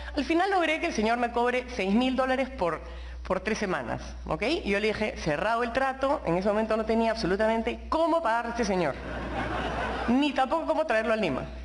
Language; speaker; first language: Spanish; native; Spanish